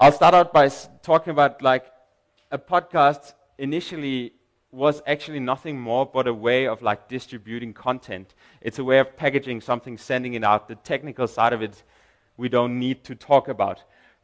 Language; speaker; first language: English; non-native, fluent; Danish